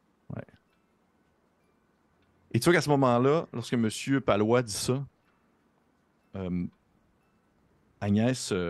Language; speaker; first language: French; native; French